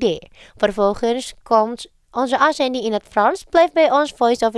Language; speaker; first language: Dutch; non-native, fluent; Indonesian